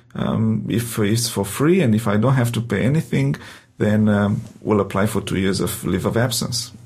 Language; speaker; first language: English; non-native, fluent; Romanian